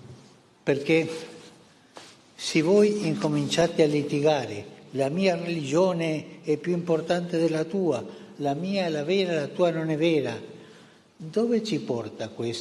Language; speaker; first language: Italian; non-native, fluent; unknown